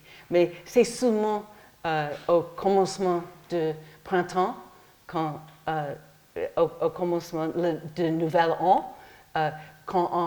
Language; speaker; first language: French; non-native, learner; English